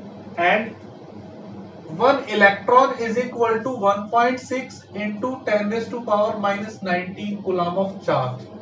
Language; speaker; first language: English; non-native, local second language; Hindi